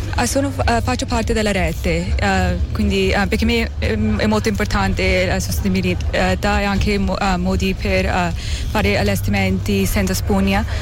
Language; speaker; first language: Italian; non-native, fluent; English